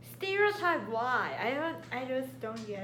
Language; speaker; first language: English; non-native, learner; Chinese